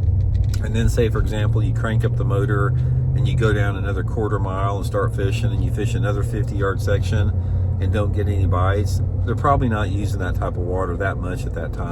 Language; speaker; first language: English; native; English